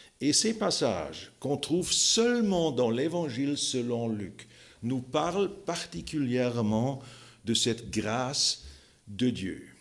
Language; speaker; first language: French; non-native, fluent; German